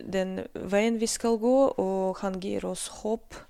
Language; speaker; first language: Norwegian; non-native, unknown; Russian